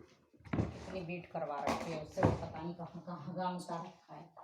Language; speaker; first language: Hindi; native; Hindi